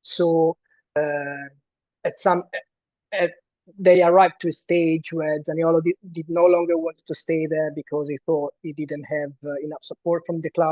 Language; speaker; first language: English; non-native, fluent; Italian